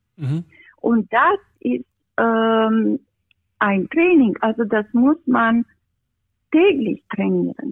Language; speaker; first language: German; non-native, fluent; Romanian